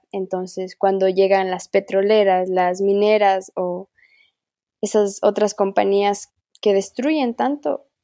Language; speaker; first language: Spanish; non-native, local second language; Quechua